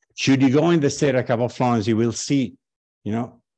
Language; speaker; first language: English; non-native, fluent; Italian